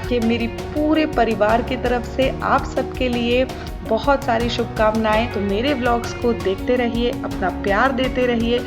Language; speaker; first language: Hindi; native; Hindi